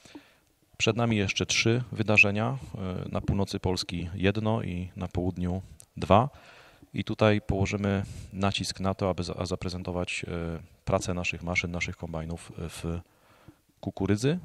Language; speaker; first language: Polish; native; Polish